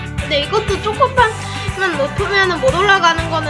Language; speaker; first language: Korean; native; Korean